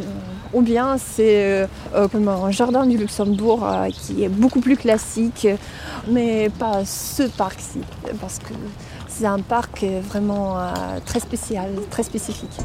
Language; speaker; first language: French; non-native, fluent; Russian